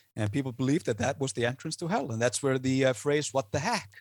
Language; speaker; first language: English; non-native, fluent; Icelandic